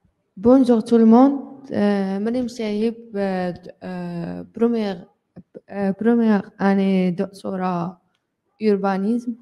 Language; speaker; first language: French; non-native, local second language; Arabic